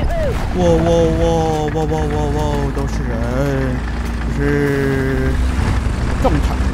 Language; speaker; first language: Chinese; native; Chinese